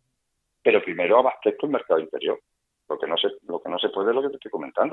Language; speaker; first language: Spanish; native; Spanish